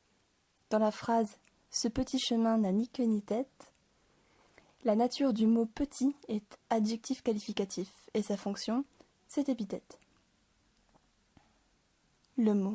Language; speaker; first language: French; native; French